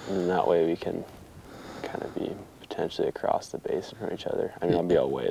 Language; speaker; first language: English; native; English